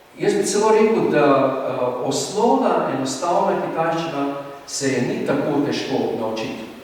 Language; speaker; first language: Slovenian; native; Slovenian